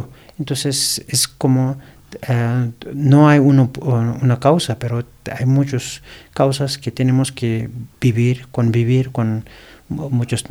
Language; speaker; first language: Spanish; non-native, learner; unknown